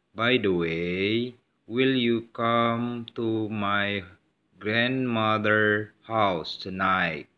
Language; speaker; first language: English; non-native, learner; Indonesian